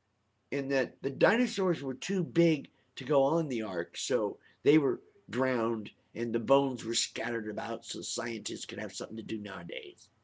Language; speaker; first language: English; native; English